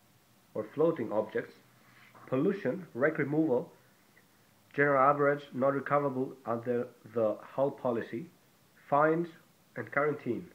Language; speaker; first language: English; non-native, fluent; Greek